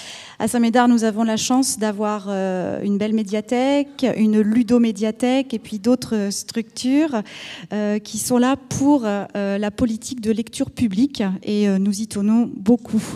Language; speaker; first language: French; native; French